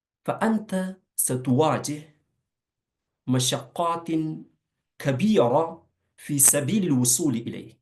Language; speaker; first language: Arabic; non-native, fluent; Urdu